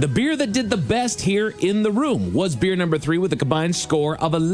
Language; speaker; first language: English; native; English